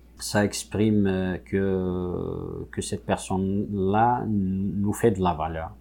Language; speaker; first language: French; non-native, local second language; Kabyle